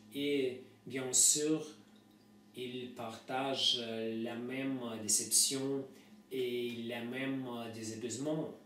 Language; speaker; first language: French; non-native, fluent; Russian